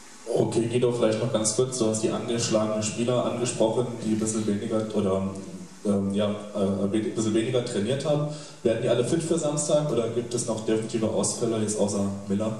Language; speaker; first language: German; native; German